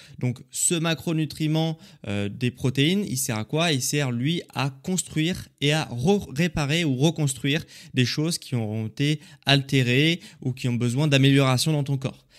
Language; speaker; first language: French; native; French